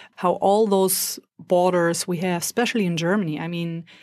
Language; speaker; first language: English; non-native, fluent; German